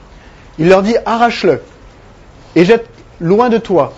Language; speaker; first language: French; native; French